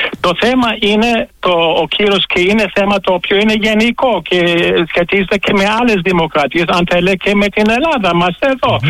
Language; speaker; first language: Greek; non-native, fluent; German